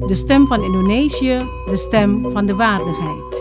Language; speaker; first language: Dutch; non-native, fluent; Indonesian